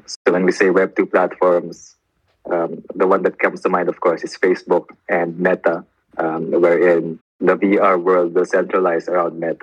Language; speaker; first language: English; non-native, local second language; Filipino